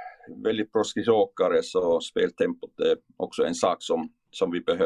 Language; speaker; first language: Swedish; non-native, fluent; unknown